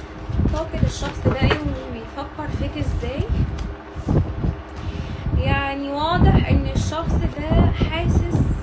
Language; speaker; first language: Arabic; native; Arabic